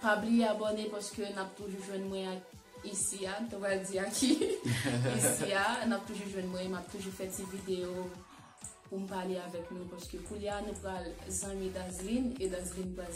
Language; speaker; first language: French; non-native, local second language; Haitian Creole